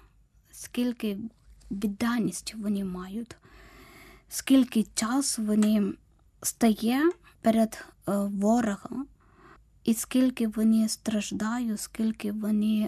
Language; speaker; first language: Ukrainian; non-native, learner; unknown